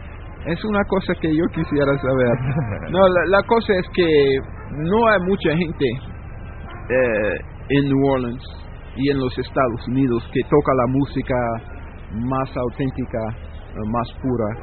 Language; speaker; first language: Spanish; non-native, fluent; English